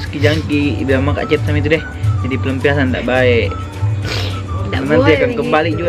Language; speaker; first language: Indonesian; native; Indonesian